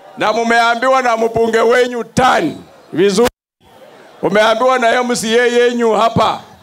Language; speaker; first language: Swahili; non-native, local second language; Luyia